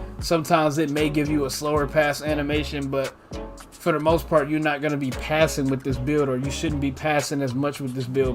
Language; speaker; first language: English; native; English